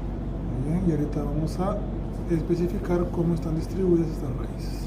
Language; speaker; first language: Spanish; native; Spanish